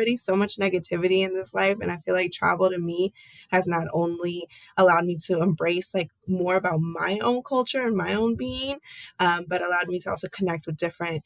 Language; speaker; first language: English; native; English